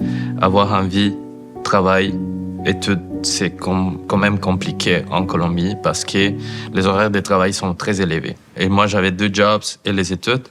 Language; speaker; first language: French; non-native, fluent; Spanish